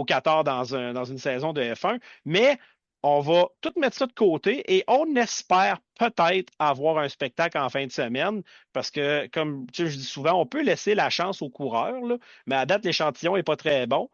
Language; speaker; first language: French; native; French